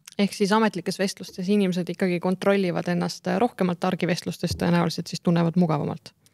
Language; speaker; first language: Estonian; native; Estonian